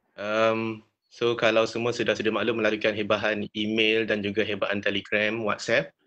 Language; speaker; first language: Malay; native; Malay